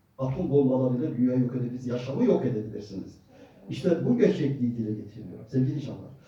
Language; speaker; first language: Turkish; native; Turkish